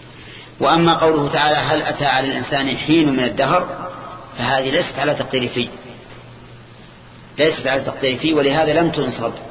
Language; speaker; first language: Arabic; native; Arabic